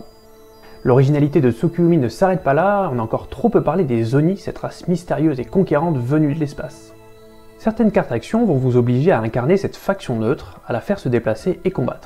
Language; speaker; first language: French; native; French